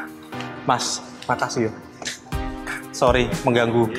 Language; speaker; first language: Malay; non-native, local second language; Javanese